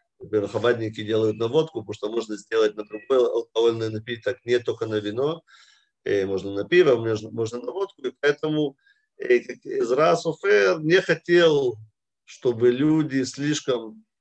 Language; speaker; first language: Russian; early bilingual, heritage; Russian